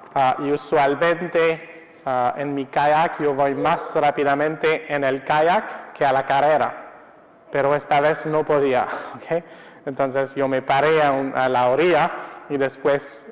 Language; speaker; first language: Spanish; non-native, fluent; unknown